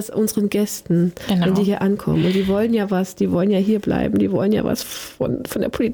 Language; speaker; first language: German; native; German